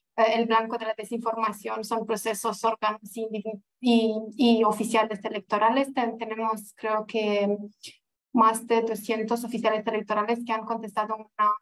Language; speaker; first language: Spanish; non-native, fluent; Romanian